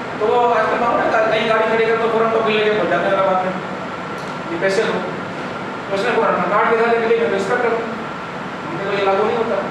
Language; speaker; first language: Urdu; non-native, local second language; Sindhi